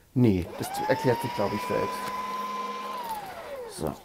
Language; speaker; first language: German; native; German